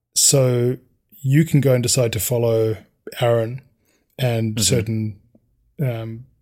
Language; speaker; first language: English; native; English